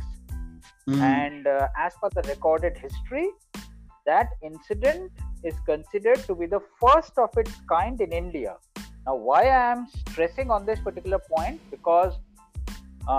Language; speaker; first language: English; non-native, local second language; Bangla